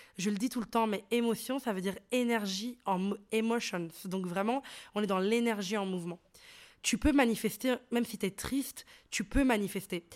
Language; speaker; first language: French; early bilingual, other home language; Arabic